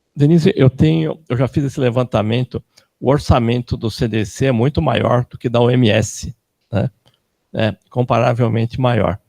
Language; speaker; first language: Portuguese; native; Portuguese